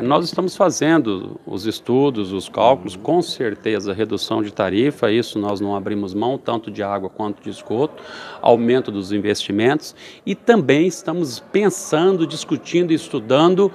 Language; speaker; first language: Portuguese; native; Portuguese